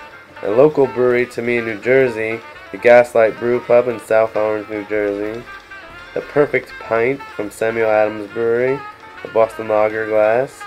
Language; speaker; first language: English; native; English